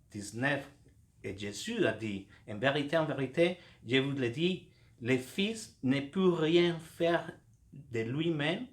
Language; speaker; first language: French; non-native, fluent; Spanish